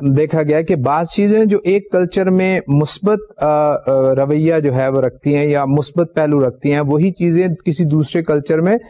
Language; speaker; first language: Urdu; native; Urdu